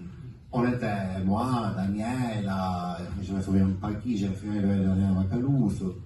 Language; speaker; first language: French; non-native, fluent; Italian